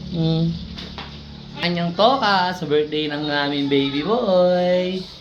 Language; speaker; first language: Filipino; non-native, local second language; Bikol